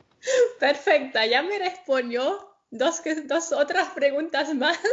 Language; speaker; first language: Spanish; non-native, fluent; German